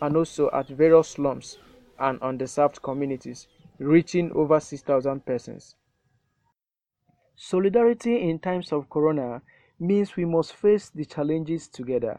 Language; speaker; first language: English; non-native, local second language; Yoruba